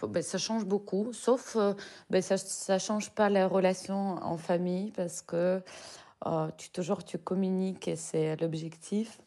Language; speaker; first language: French; non-native, fluent; Russian